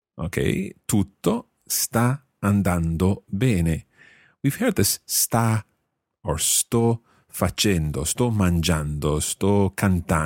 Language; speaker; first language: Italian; non-native, fluent; English